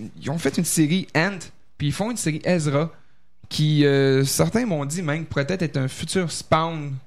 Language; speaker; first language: French; native; French